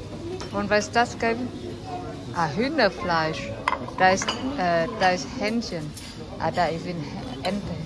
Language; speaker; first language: German; non-native, learner; Vietnamese